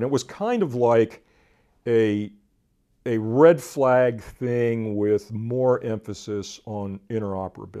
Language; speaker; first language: English; native; English